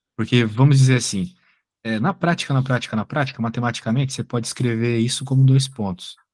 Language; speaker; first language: Portuguese; native; Portuguese